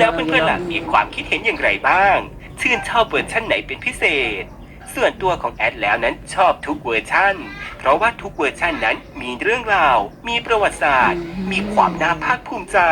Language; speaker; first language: Thai; native; Thai